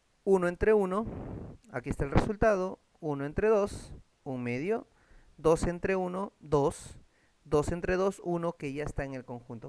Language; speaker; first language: Spanish; native; Spanish